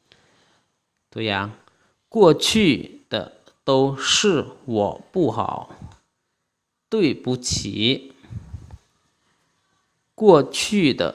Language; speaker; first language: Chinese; non-native, fluent; Lao